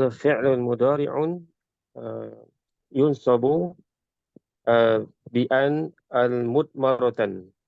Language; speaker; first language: Arabic; non-native, learner; Indonesian